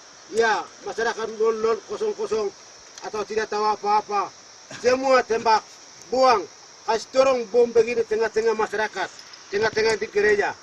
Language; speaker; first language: Indonesian; non-native, local second language; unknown